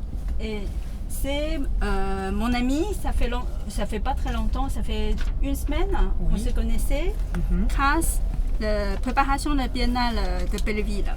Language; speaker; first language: French; non-native, fluent; Chinese